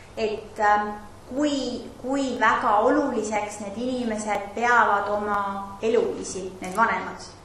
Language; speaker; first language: Estonian; non-native, fluent; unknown